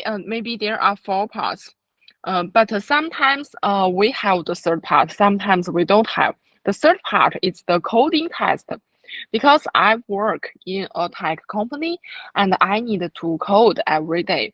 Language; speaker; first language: English; non-native, fluent; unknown